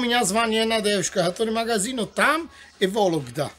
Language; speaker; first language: Russian; non-native, learner; Italian